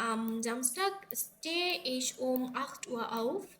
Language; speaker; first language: German; non-native, learner; Bangla